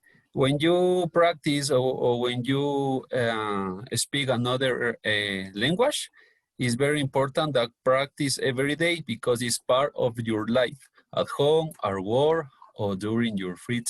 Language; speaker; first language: English; non-native, learner; Spanish